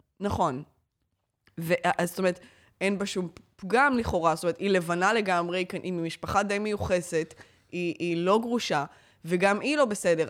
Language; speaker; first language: Hebrew; native; Hebrew